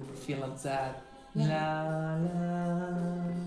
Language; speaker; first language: English; non-native, learner; Arabic